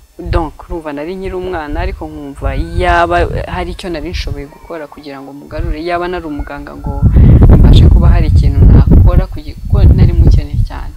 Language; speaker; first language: Kinyarwanda; native; Kinyarwanda